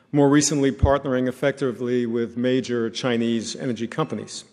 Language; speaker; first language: English; native; English